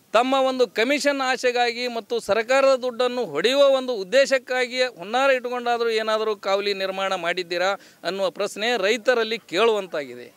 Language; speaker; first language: Kannada; native; Kannada